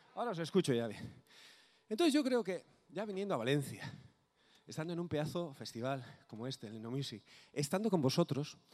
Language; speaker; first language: Spanish; non-native, local second language; Basque